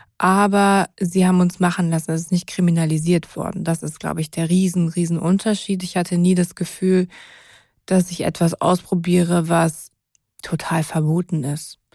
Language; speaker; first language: German; native; German